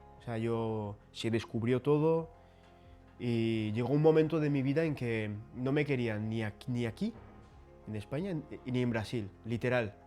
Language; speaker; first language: Spanish; early bilingual, other home language; Portuguese